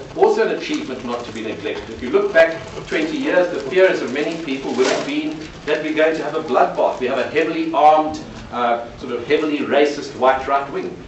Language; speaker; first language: English; native; English